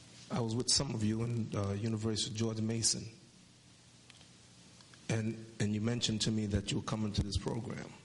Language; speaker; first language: English; native; English